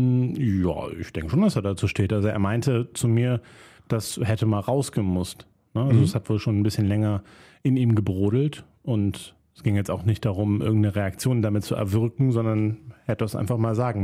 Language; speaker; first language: German; native; German